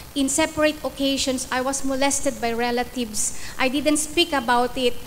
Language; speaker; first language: English; non-native, local second language; Iloko